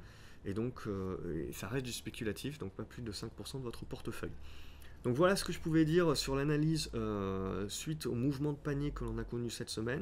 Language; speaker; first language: French; native; French